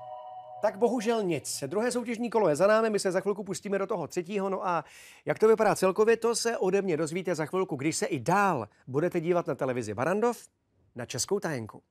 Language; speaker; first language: Czech; native; Czech